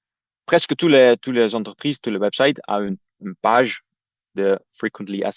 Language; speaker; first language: French; non-native, fluent; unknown